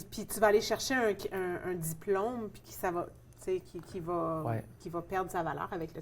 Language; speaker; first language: French; native; French